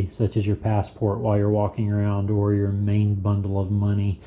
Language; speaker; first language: English; native; English